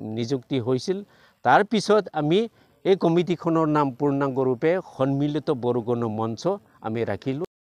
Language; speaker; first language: Assamese; non-native, local second language; Bodo